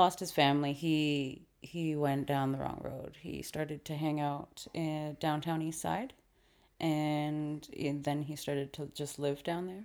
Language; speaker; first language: English; native; English